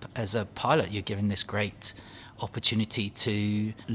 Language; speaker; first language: English; native; English